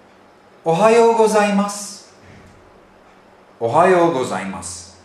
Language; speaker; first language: Japanese; non-native, fluent; Turkish